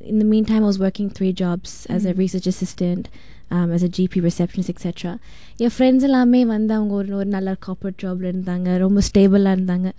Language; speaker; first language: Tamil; early bilingual, heritage; Tamil